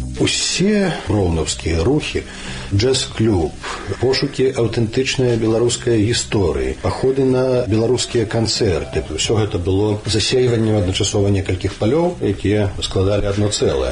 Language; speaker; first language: Belarusian; native; Belarusian